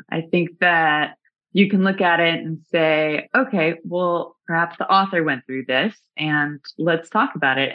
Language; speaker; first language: English; native; English